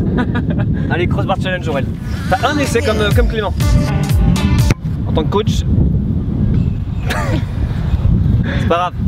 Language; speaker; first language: French; native; French